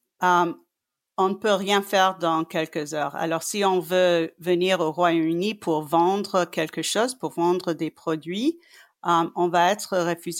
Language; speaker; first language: French; non-native, fluent; English